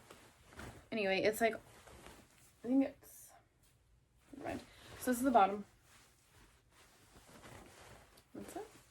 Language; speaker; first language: English; native; English